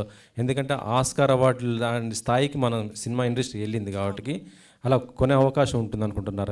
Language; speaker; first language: Telugu; native; Telugu